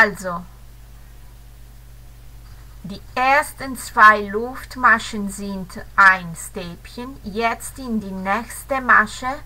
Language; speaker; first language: German; non-native, fluent; Italian